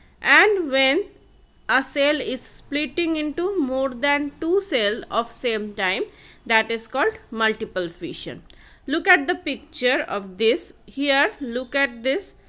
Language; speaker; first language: English; non-native, local second language; Bangla